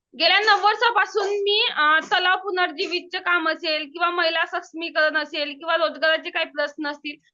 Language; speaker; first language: Marathi; native; Marathi